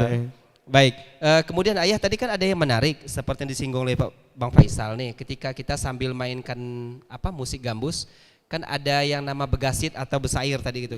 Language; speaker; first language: Malay; native; Malay